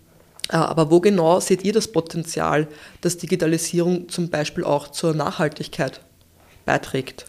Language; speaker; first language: German; native; German